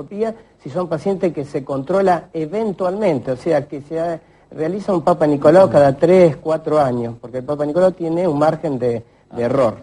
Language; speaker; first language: Spanish; native; Spanish